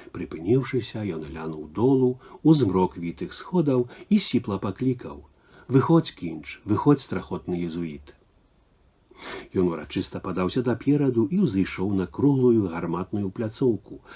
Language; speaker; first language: Belarusian; native; Belarusian